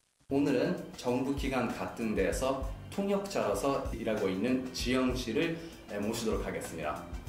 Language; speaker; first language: Korean; non-native, learner; English